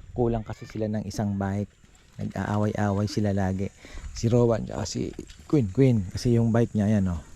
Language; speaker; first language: Filipino; native; Filipino